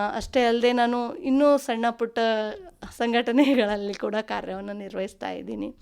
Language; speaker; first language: Kannada; non-native, local second language; Lambadi